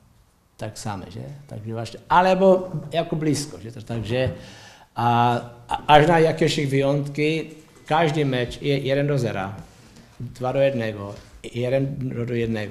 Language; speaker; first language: Polish; non-native, learner; Czech